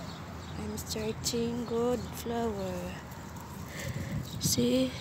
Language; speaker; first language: English; non-native, learner; Filipino